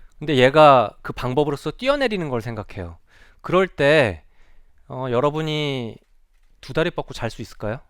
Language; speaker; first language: Korean; native; Korean